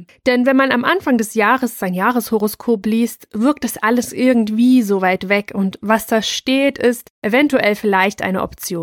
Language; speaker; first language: German; native; German